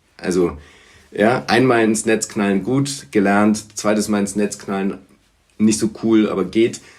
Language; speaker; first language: German; early bilingual, other home language; Bulgarian